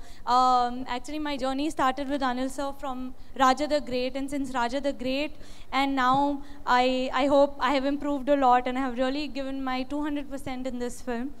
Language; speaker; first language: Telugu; non-native, learner; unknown